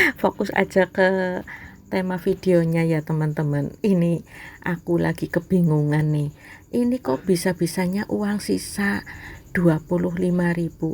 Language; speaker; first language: Indonesian; non-native, local second language; Javanese